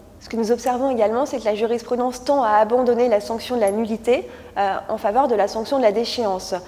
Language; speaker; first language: French; native; French